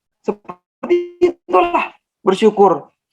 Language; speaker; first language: Indonesian; native; Indonesian